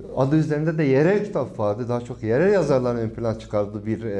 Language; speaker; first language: Turkish; non-native, local second language; Kurdish